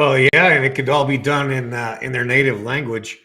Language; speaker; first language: English; native; English